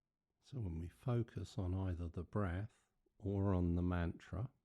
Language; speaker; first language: English; native; English